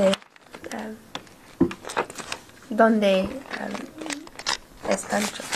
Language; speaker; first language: Spanish; non-native, learner; English